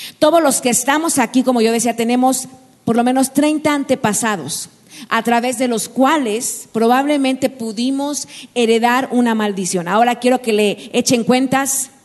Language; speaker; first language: Spanish; native; Spanish